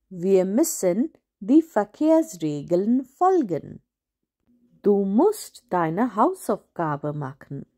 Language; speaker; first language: German; non-native, fluent; Hindi